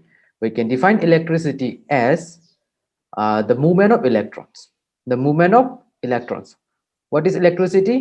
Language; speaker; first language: English; non-native, local second language; Hindi